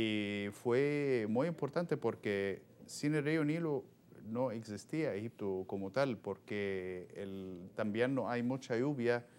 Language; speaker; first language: Spanish; non-native, fluent; Arabic